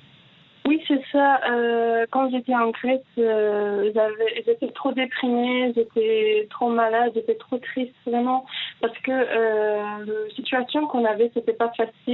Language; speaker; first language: French; non-native, fluent; Persian